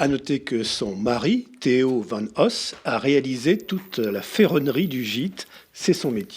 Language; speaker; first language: French; native; French